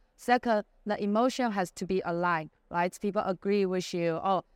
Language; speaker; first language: English; non-native, fluent; Chinese